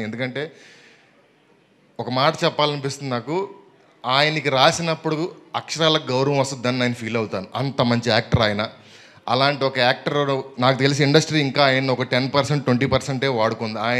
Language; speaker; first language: Telugu; native; Telugu